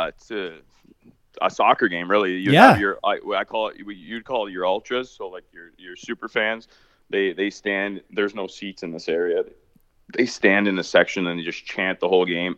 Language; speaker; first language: English; native; English